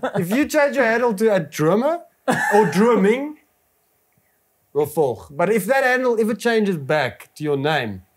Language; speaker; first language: English; non-native, local second language; Afrikaans